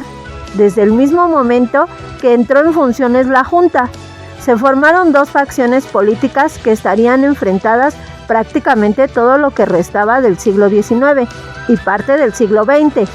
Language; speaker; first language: Spanish; native; Spanish